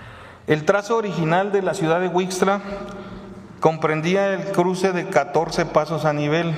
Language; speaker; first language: Spanish; native; Spanish